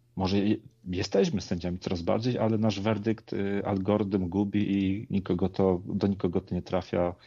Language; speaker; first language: Polish; native; Polish